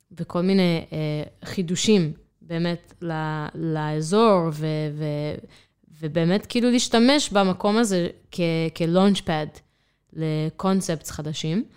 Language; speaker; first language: Hebrew; non-native, fluent; English